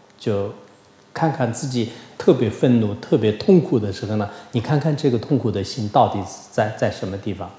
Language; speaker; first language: Chinese; non-native, local second language; Tibetan